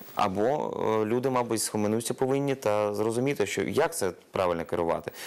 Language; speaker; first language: Ukrainian; non-native, local second language; Russian